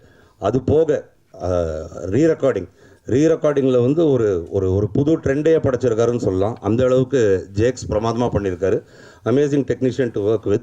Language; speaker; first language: Tamil; native; Tamil